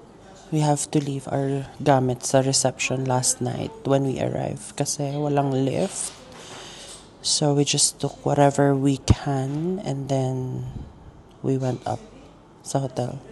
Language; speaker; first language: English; non-native, local second language; Filipino